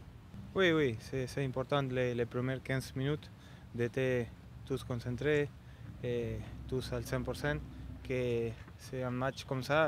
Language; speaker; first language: French; non-native, fluent; Italian